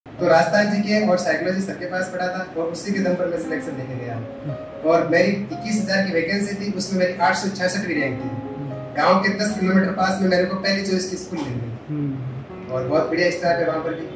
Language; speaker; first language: Hindi; non-native, local second language; Marwari